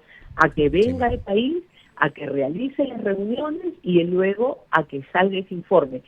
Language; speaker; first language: Spanish; native; Spanish